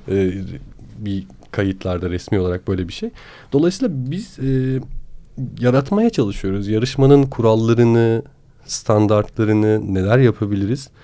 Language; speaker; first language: Turkish; native; Turkish